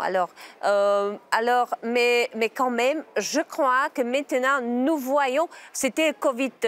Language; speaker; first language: French; non-native, learner; Czech